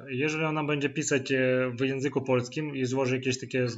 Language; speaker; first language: Polish; non-native, fluent; Ukrainian